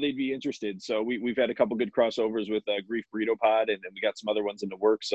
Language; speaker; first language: English; native; English